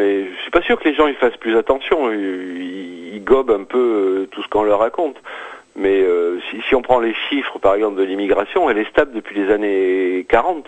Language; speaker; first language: French; native; French